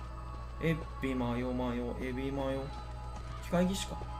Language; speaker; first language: Japanese; native; Japanese